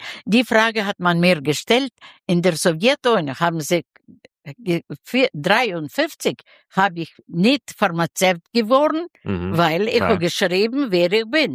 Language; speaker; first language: German; non-native, learner; Russian